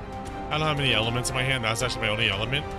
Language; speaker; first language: English; native; English